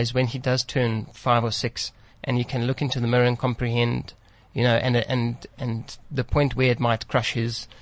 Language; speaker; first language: English; native; English